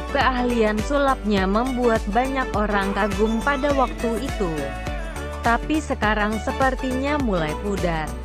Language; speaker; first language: Indonesian; native; Indonesian